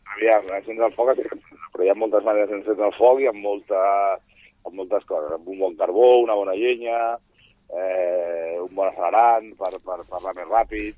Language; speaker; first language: Catalan; non-native, local second language; Spanish